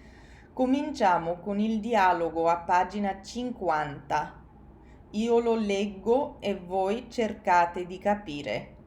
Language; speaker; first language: Italian; non-native, fluent; English